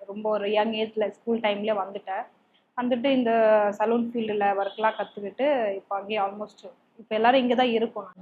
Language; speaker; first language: Tamil; non-native, fluent; Nepali